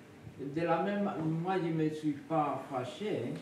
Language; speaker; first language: French; non-native, fluent; Spanish